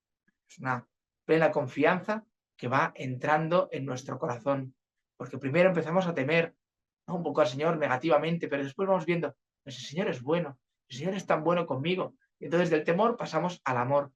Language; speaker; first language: Spanish; native; Spanish